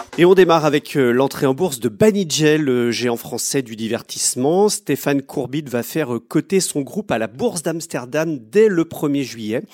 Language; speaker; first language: French; native; French